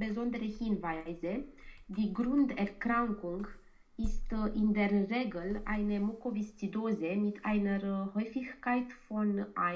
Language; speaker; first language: German; non-native, learner; Romanian